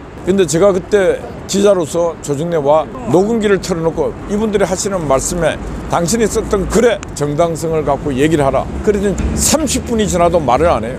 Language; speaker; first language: Korean; native; Korean